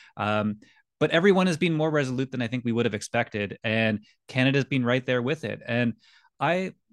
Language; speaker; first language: English; native; English